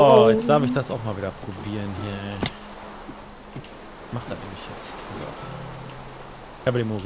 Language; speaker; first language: German; native; German